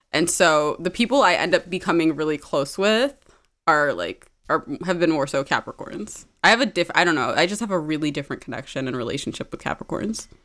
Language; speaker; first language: English; early bilingual, other home language; Amharic